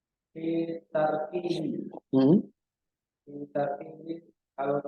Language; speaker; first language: Arabic; non-native, learner; Indonesian